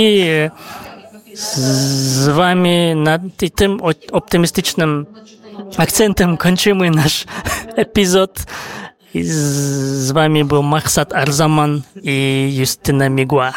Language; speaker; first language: Polish; non-native, fluent; Kazakh